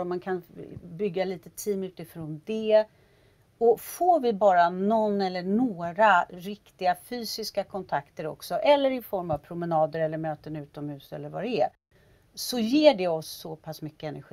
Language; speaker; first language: Swedish; native; Swedish